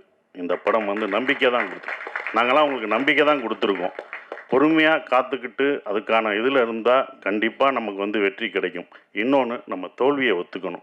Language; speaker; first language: Tamil; native; Tamil